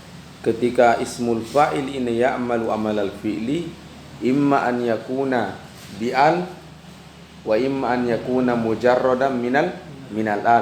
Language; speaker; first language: Arabic; non-native, fluent; Indonesian